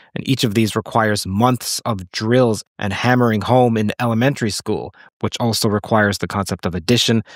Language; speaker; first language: English; native; English